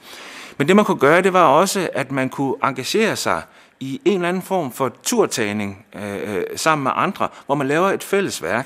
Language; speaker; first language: Danish; native; Danish